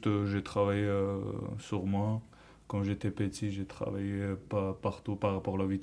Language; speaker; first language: French; non-native, learner; Georgian